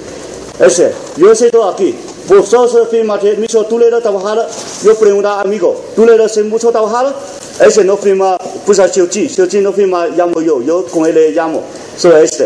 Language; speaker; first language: Spanish; non-native, learner; Chinese